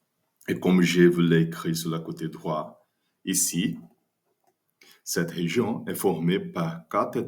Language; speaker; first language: French; non-native, learner; Portuguese